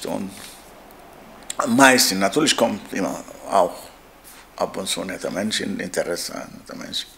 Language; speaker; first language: German; non-native, learner; Arabic